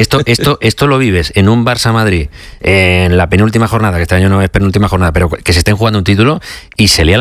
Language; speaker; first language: Spanish; native; Spanish